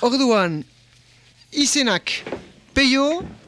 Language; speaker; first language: Basque; early bilingual, heritage; Basque